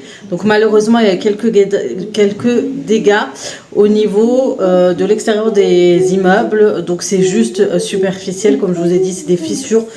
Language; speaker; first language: French; native; French